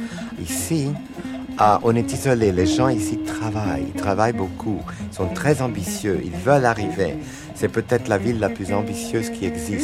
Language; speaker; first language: French; non-native, fluent; English